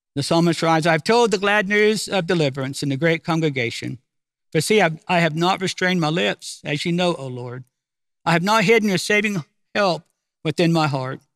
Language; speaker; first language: English; native; English